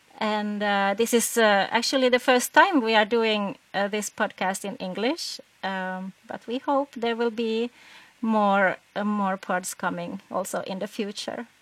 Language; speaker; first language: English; non-native, fluent; Swedish